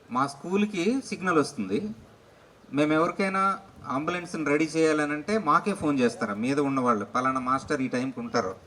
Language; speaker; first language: Telugu; non-native, local second language; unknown